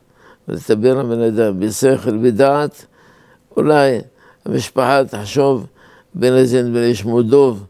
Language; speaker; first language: Hebrew; non-native, fluent; Arabic